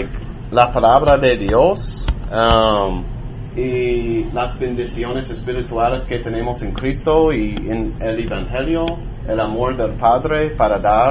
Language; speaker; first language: Spanish; non-native, learner; English